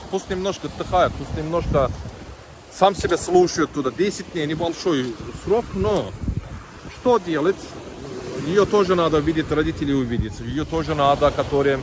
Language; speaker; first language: Russian; non-native, learner; Turkish